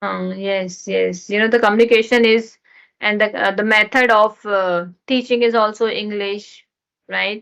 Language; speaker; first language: English; non-native, learner; Hindi